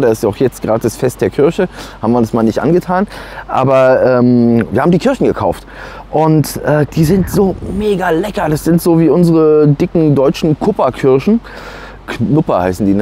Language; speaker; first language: German; native; German